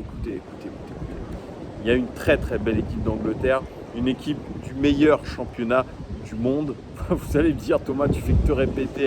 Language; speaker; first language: French; native; French